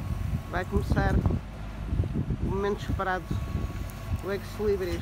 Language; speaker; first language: French; non-native, learner; Portuguese